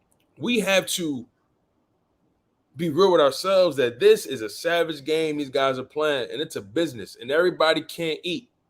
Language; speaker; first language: English; native; English